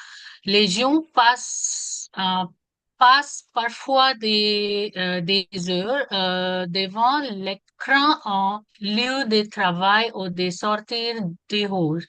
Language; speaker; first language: French; non-native, learner; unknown